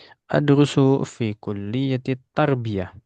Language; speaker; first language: Arabic; non-native, fluent; Indonesian